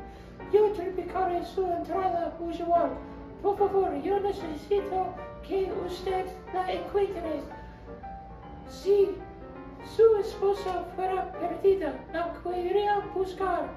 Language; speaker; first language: Spanish; non-native, learner; English